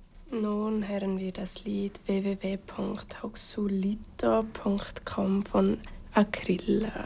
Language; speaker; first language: German; native; German